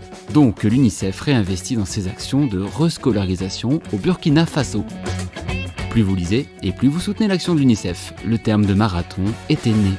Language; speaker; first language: French; native; French